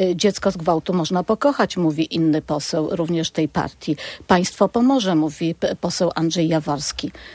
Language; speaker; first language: Polish; native; Polish